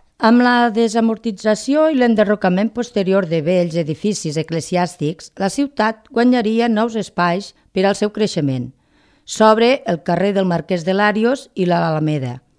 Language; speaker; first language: Catalan; native; Catalan